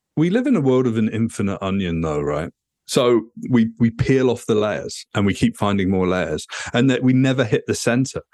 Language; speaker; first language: English; native; English